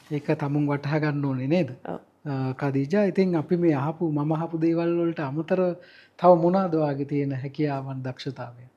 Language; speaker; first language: Sinhala; native; Sinhala